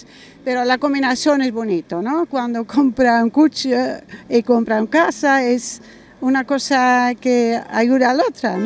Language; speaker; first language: Spanish; non-native, learner; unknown